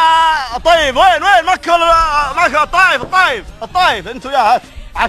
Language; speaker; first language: Arabic; native; Arabic